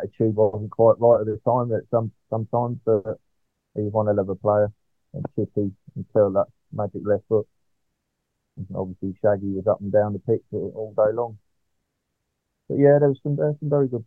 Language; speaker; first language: English; native; English